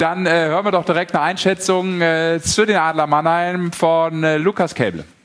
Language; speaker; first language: German; native; German